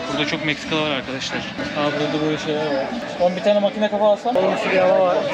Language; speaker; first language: Turkish; early bilingual, heritage; Turkish